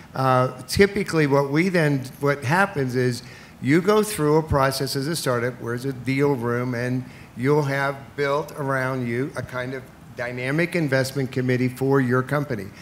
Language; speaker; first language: English; native; English